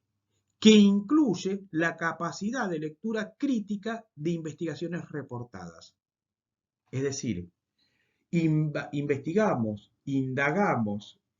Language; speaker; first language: Spanish; native; Spanish